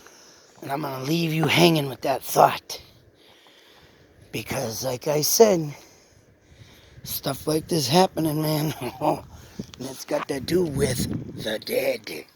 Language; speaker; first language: English; native; English